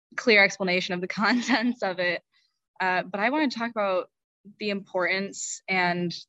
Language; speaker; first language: English; native; English